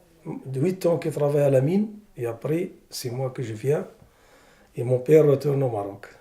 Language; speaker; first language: French; non-native, learner; Arabic